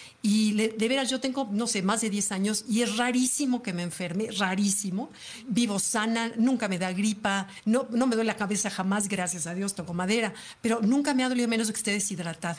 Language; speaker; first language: Spanish; native; Spanish